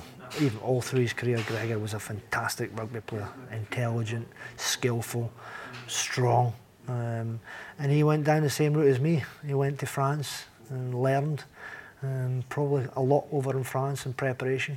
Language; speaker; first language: English; native; English